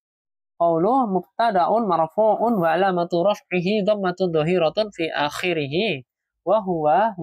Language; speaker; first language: Arabic; non-native, fluent; Indonesian